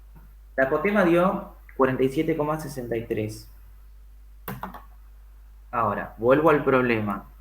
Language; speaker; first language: Spanish; native; Spanish